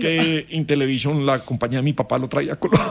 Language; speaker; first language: Spanish; native; Spanish